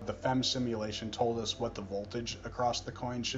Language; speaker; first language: English; native; English